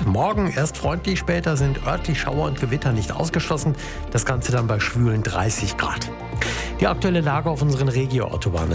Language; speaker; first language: German; native; German